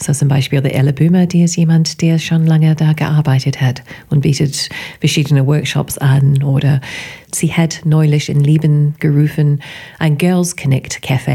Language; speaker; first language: German; non-native, fluent; English